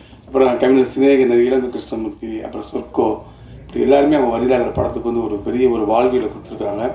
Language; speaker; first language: Tamil; native; Tamil